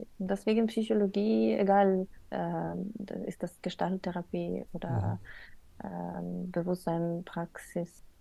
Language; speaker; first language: German; non-native, learner; Russian